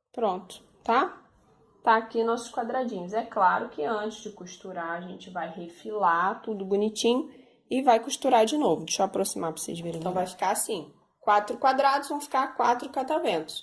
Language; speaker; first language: Portuguese; native; Portuguese